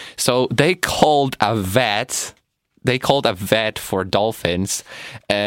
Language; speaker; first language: English; non-native, fluent; Polish